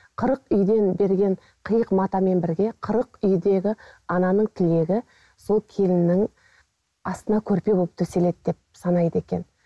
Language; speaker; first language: Kazakh; native; Kazakh